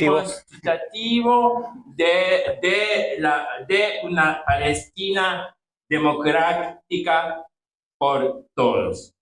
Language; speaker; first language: Spanish; non-native, fluent; Japanese